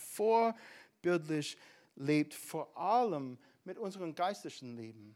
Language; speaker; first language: German; non-native, fluent; English